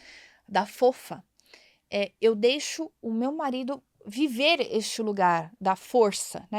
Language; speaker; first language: Portuguese; native; Portuguese